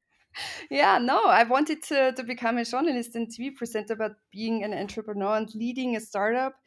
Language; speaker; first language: English; non-native, fluent; German